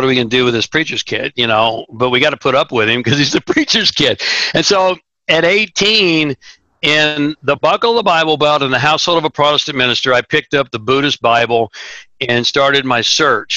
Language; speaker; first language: English; native; English